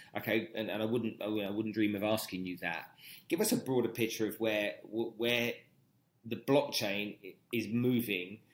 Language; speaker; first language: English; native; English